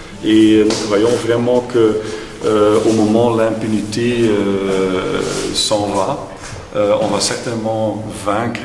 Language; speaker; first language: French; non-native, fluent; Dutch